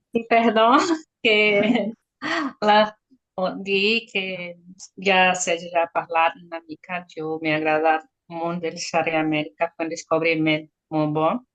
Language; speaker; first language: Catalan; non-native, learner; Portuguese